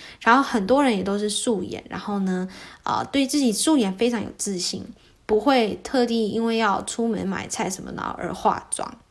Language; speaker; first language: Chinese; early bilingual, heritage; Chinese